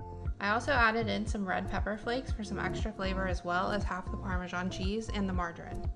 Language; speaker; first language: English; native; English